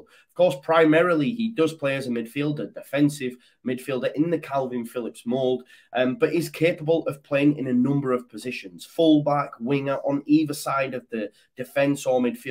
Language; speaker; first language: English; native; English